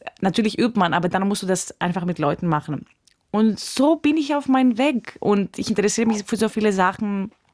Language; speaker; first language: German; non-native, fluent; Greek